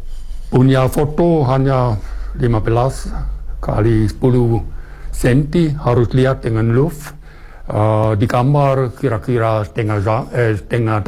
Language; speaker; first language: Indonesian; non-native, fluent; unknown